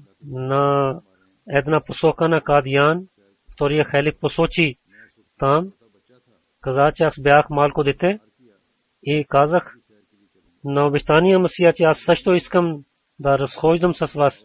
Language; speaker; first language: Bulgarian; non-native, learner; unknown